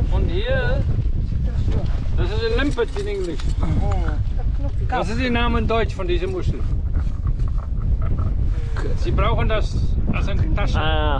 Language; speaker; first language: German; non-native, learner; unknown